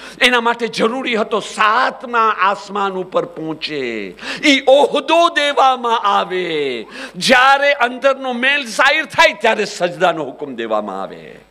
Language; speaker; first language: Gujarati; early bilingual, heritage; Gujarati